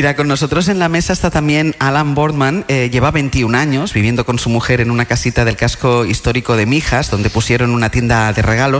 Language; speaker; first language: Spanish; native; Spanish